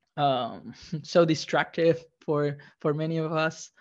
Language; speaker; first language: English; non-native, fluent; Spanish